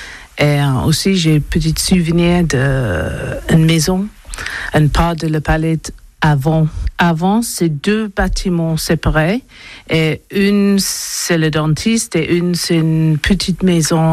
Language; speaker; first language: French; non-native, learner; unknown